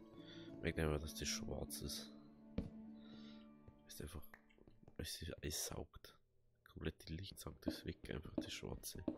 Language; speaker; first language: German; native; German